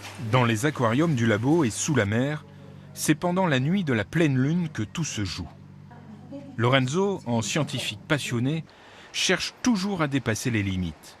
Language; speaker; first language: French; native; French